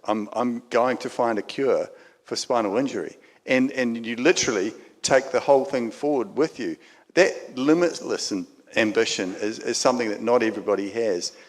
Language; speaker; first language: English; native; English